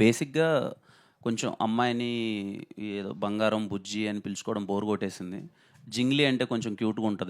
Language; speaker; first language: Telugu; native; Telugu